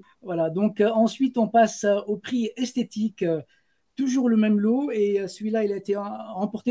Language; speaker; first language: French; native; French